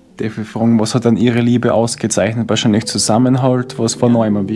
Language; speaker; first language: German; native; German